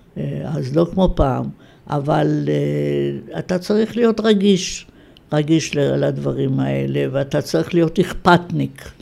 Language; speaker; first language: Hebrew; native; Hebrew